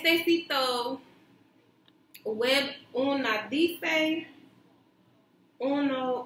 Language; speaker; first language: Spanish; non-native, learner; English